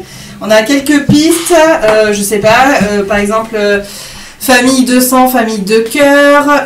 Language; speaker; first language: French; native; French